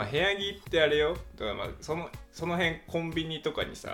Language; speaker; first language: Japanese; native; Japanese